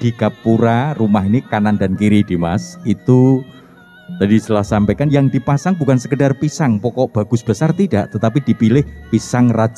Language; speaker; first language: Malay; non-native, local second language; Javanese